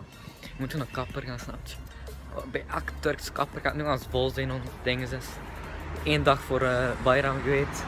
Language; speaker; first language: Dutch; early bilingual, heritage; Turkish